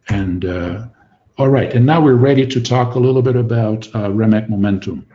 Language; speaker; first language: English; non-native, fluent; Hungarian